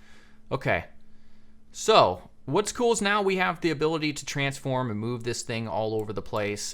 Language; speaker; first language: English; native; English